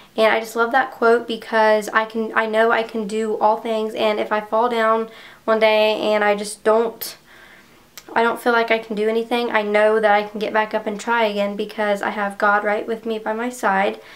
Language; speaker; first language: English; native; English